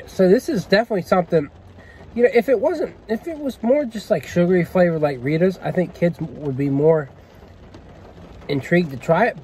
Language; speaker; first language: English; native; English